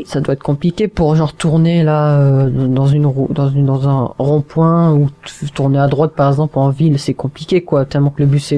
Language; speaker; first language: French; native; French